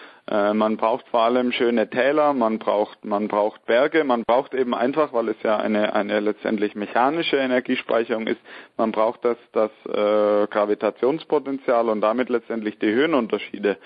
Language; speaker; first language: German; native; German